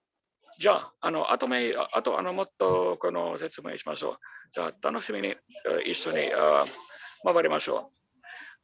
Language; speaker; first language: Japanese; non-native, fluent; Finnish